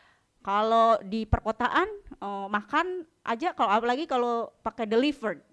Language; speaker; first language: Indonesian; native; Indonesian